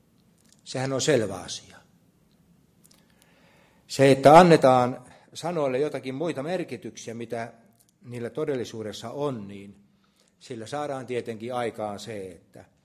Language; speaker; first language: Finnish; native; Finnish